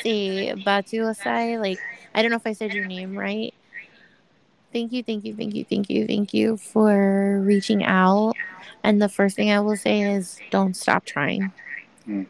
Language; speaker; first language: English; native; English